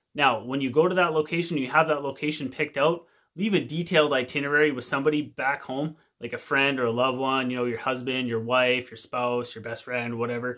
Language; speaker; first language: English; native; English